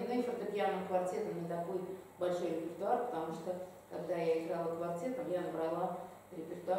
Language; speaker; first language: Russian; native; Russian